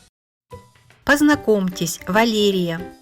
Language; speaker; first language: Russian; native; Russian